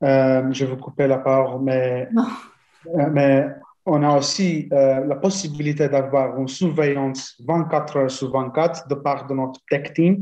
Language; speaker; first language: French; non-native, fluent; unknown